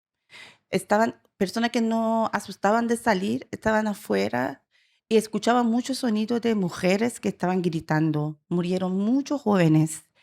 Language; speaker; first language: Spanish; non-native, learner; Persian